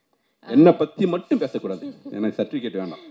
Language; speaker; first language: Tamil; native; Tamil